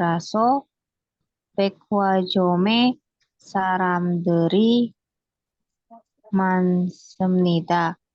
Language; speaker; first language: Korean; non-native, learner; Indonesian